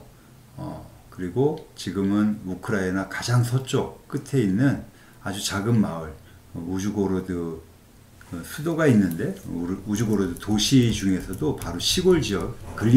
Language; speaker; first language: Korean; native; Korean